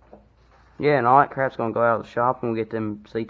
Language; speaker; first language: English; native; English